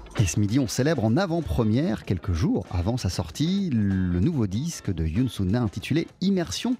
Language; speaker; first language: French; native; French